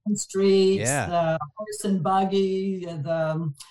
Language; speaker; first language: English; non-native, fluent; French